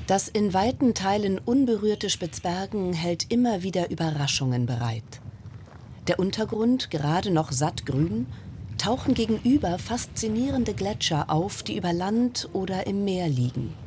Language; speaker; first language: German; native; German